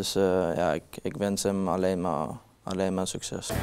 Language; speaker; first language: Dutch; non-native, learner; Norwegian